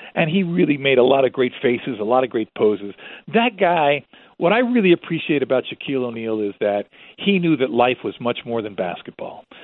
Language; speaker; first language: English; early bilingual, other home language; Spanish